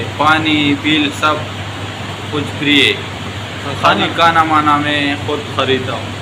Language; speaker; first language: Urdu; non-native, local second language; Pashto